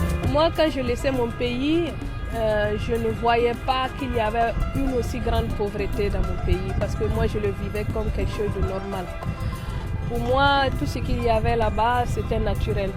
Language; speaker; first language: French; non-native, local second language; Mossi